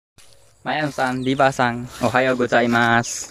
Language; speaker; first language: Japanese; non-native, learner; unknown